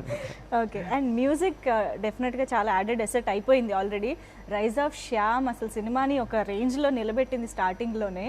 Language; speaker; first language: Telugu; native; Telugu